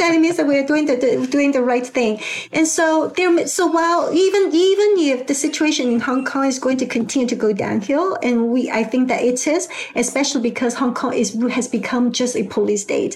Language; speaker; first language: English; non-native, local second language; Cantonese